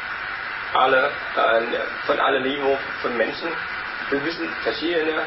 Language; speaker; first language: German; non-native, learner; Vietnamese